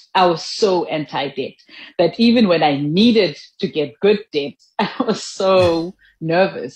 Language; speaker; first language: English; non-native, local second language; Tswana